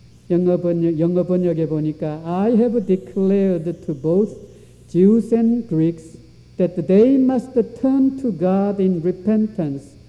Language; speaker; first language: English; non-native, fluent; Korean